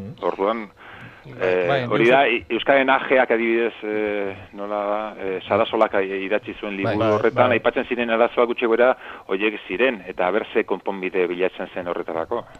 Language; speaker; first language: Basque; non-native, local second language; Spanish